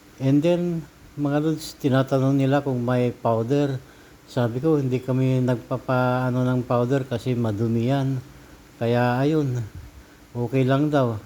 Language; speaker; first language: Filipino; native; Filipino